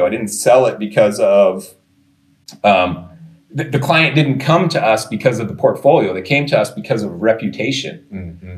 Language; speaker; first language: English; native; English